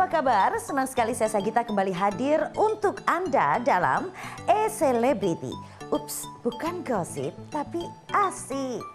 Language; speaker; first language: Indonesian; native; Indonesian